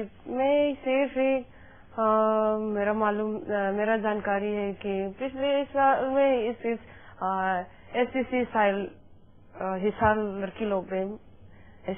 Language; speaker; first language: Hindi; non-native, local second language; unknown